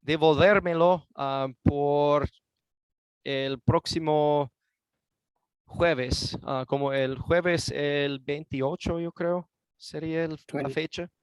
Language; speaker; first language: Spanish; non-native, fluent; English